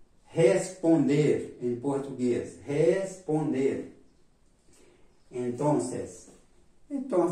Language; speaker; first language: Spanish; non-native, fluent; Portuguese